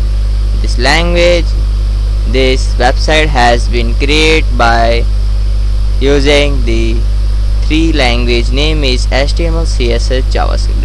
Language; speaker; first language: English; non-native, learner; Hindi